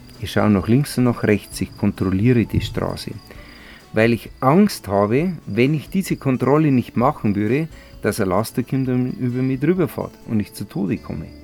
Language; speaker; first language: German; native; German